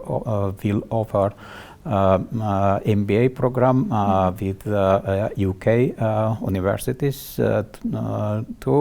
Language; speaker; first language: English; non-native, learner; Georgian